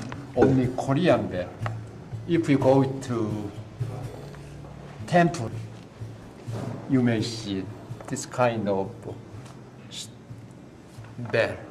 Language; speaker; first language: English; non-native, learner; Korean